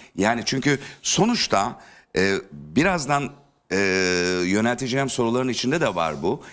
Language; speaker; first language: Turkish; native; Turkish